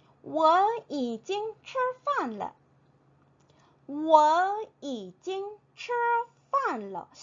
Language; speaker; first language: Chinese; non-native, fluent; Korean